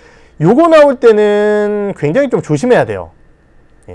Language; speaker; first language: Korean; native; Korean